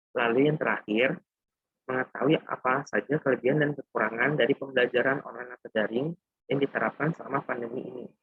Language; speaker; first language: Indonesian; native; Indonesian